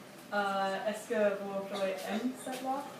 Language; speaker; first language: French; non-native, learner; English